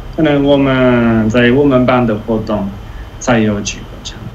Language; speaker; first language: Chinese; non-native, fluent; Italian